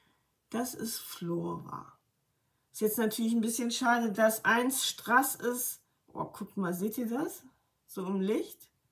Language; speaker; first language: German; native; German